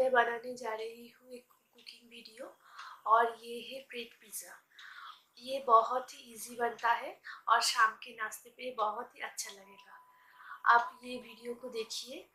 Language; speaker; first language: Hindi; non-native, local second language; Bangla